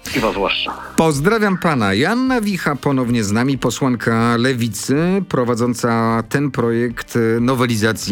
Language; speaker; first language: Polish; native; Polish